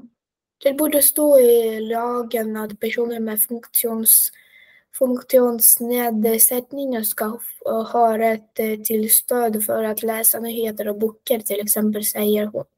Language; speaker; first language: Swedish; non-native, learner; Russian